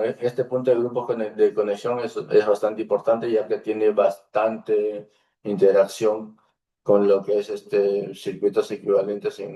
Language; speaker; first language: Spanish; native; Spanish